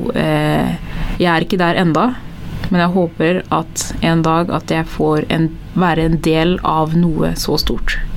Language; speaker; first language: Norwegian; early bilingual, other home language; Tigrinya